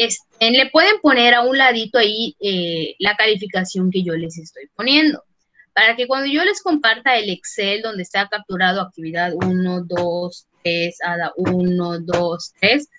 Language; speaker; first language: Spanish; native; Spanish